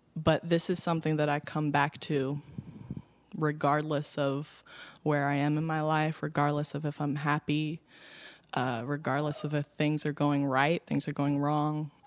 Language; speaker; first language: English; native; English